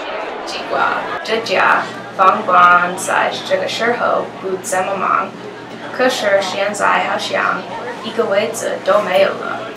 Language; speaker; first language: Chinese; non-native, learner; English